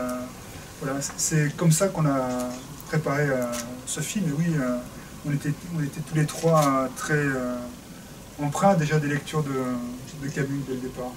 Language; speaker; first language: French; native; French